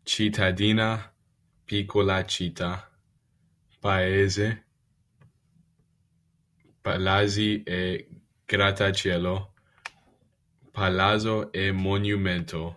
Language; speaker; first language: Italian; non-native, learner; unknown